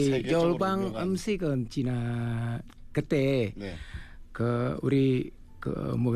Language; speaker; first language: Korean; non-native, learner; Indonesian